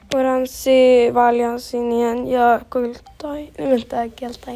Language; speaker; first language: Finnish; early bilingual, heritage; Finnish